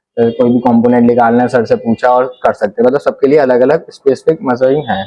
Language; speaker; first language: Hindi; native; Hindi